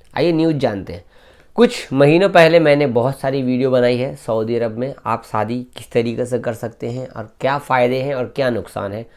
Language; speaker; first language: Hindi; native; Hindi